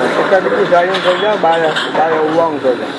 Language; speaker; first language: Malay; non-native, learner; Tamil